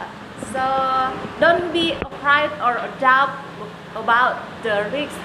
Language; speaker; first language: English; non-native, learner; Indonesian